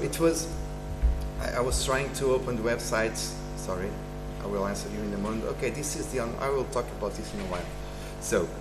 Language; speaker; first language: English; non-native, fluent; Portuguese